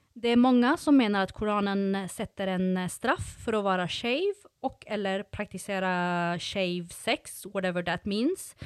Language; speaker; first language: Norwegian; non-native, fluent; Swedish